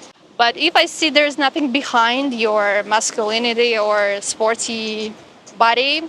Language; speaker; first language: English; non-native, fluent; Russian